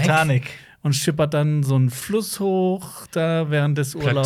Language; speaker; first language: German; native; German